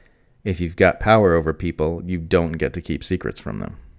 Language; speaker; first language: English; native; English